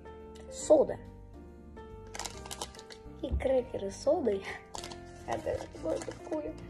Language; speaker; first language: Russian; early bilingual, heritage; Russian